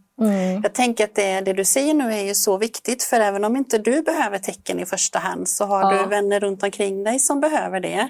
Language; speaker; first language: Swedish; native; Swedish